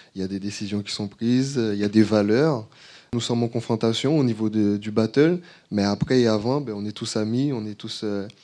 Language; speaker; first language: French; native; French